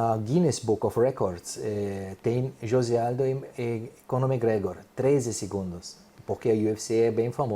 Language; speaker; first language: Portuguese; non-native, fluent; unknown